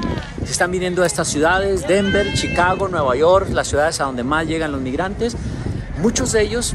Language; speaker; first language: Spanish; native; Spanish